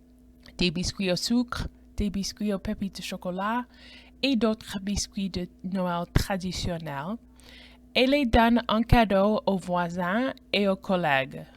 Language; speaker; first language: French; non-native, fluent; English